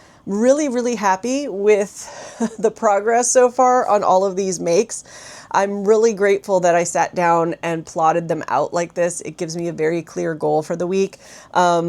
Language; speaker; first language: English; native; English